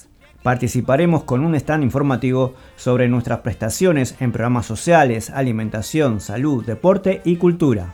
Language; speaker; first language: Spanish; native; Spanish